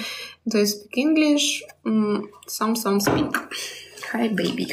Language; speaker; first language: English; non-native, learner; Russian